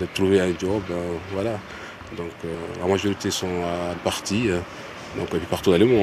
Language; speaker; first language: French; non-native, local second language; Arabic